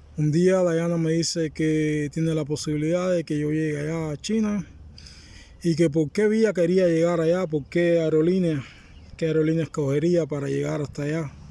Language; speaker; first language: Spanish; native; Spanish